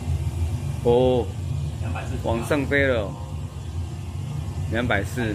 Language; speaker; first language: Chinese; native; Chinese